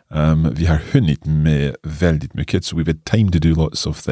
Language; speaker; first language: Swedish; non-native, learner; English